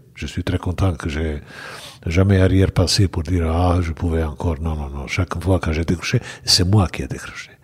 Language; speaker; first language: French; non-native, fluent; Bosnian